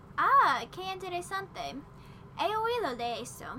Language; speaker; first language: Spanish; non-native, learner; English